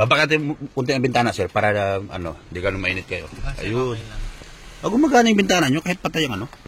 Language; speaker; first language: Filipino; native; Filipino